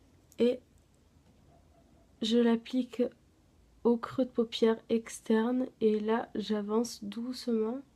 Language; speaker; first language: French; native; French